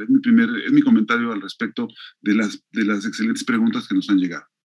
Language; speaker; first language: Spanish; native; Spanish